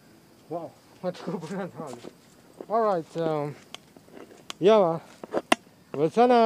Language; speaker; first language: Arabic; non-native, learner; Indonesian